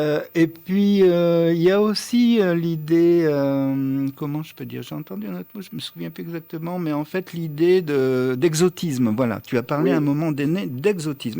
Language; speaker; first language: French; native; French